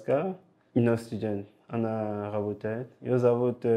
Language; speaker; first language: Russian; non-native, learner; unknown